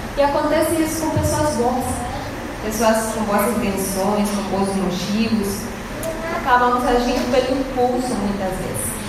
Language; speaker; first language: Portuguese; non-native, fluent; Spanish